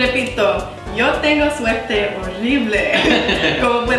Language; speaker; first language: Spanish; non-native, learner; English